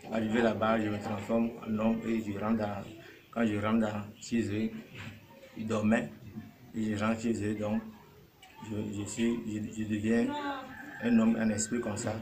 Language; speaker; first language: French; non-native, local second language; Ewe